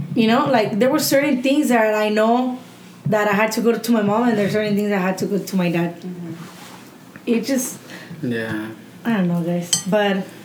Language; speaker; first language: English; early bilingual, other home language; Spanish